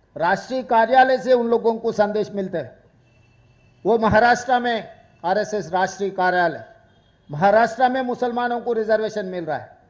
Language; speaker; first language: Hindi; non-native, local second language; Telugu